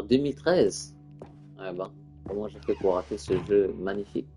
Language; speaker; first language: French; native; French